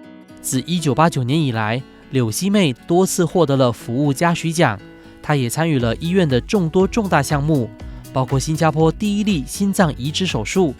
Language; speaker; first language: Chinese; native; Chinese